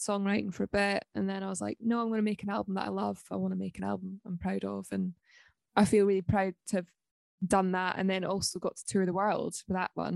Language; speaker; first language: English; native; English